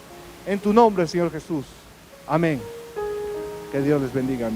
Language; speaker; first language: Spanish; native; Spanish